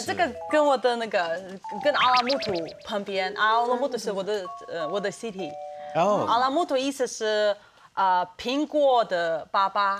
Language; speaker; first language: Chinese; non-native, fluent; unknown